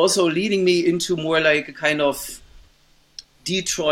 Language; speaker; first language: English; non-native, fluent; German